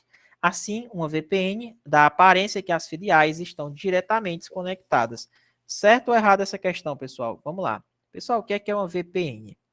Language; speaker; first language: Portuguese; native; Portuguese